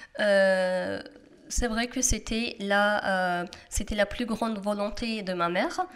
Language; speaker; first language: French; non-native, fluent; Kurdish